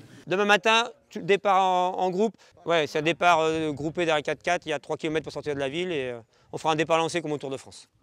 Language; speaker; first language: French; native; French